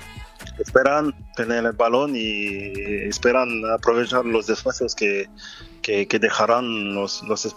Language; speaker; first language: Spanish; non-native, fluent; French